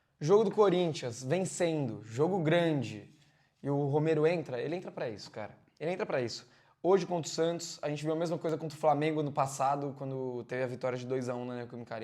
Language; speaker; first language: Portuguese; native; Portuguese